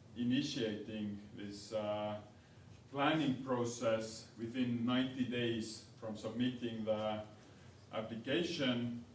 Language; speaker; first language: English; non-native, fluent; Estonian